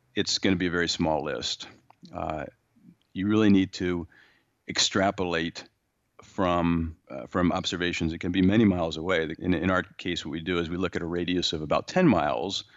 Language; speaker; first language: English; native; English